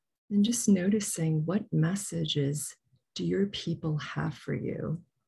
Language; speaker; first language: English; early bilingual, other home language; Korean